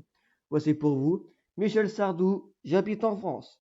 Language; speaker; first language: French; native; French